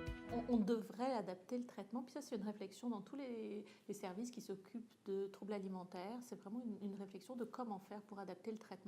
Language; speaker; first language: French; native; French